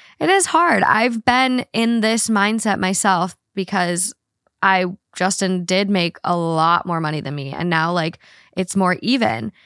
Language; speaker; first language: English; native; English